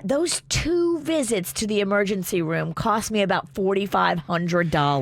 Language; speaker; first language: English; native; English